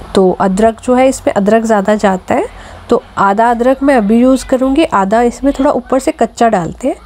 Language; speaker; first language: Hindi; native; Hindi